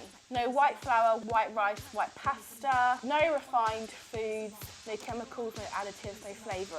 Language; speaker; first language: English; native; English